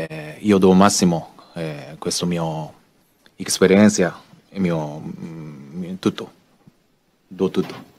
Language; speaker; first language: Italian; non-native, learner; Japanese